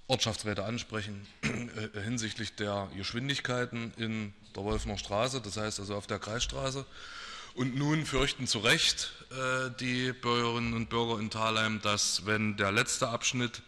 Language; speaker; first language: German; native; German